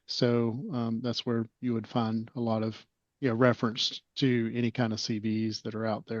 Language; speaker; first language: English; native; English